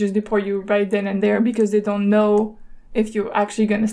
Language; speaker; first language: English; non-native, fluent; French